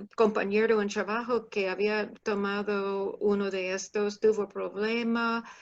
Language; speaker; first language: Spanish; non-native, fluent; English